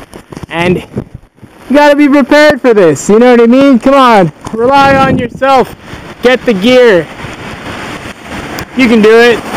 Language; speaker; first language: English; native; English